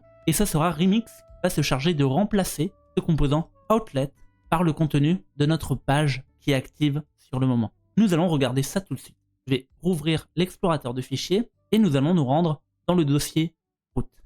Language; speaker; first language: French; native; French